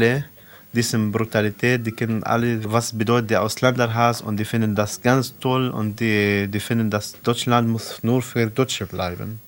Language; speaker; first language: German; non-native, learner; Arabic